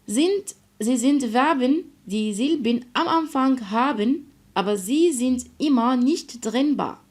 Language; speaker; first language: German; non-native, fluent; Arabic